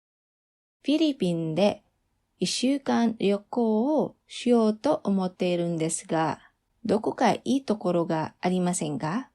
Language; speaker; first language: Japanese; non-native, fluent; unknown